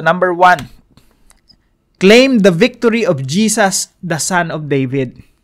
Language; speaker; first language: English; non-native, local second language; Filipino